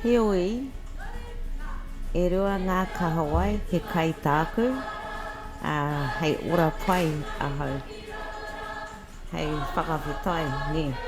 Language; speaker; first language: Māori; non-native, local second language; English